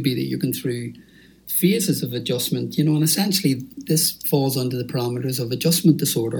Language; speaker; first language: English; native; English